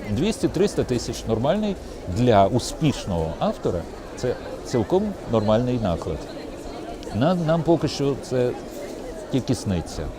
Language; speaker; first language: Ukrainian; non-native, local second language; Russian